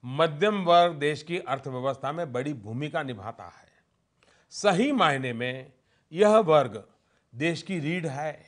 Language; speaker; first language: Hindi; non-native, local second language; Gujarati